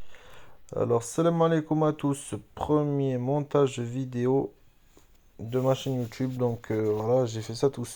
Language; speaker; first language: French; native; French